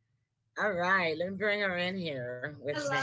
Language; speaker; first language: English; native; English